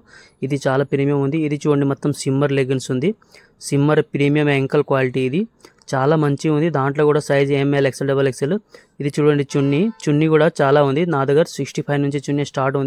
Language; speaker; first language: Telugu; non-native, local second language; Hindi